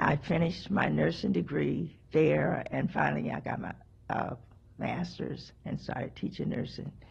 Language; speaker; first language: English; native; English